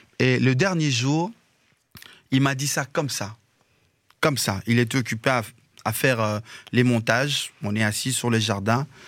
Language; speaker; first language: French; non-native, local second language; Lingala